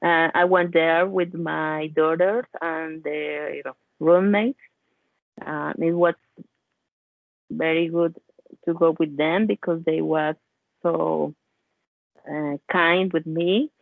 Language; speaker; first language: English; non-native, learner; Spanish